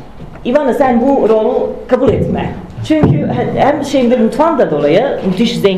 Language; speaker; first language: Turkish; non-native, fluent; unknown